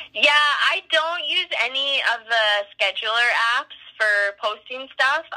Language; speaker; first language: English; native; English